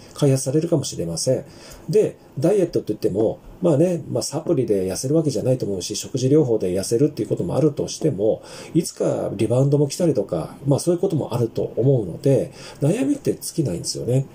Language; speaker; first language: Japanese; native; Japanese